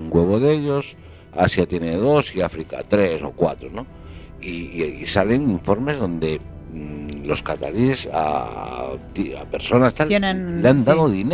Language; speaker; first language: Spanish; native; Spanish